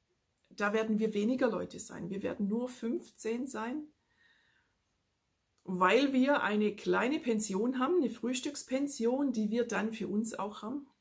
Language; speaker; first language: German; native; German